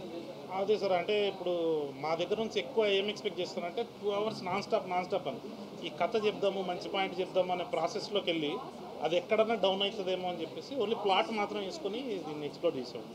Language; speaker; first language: Telugu; native; Telugu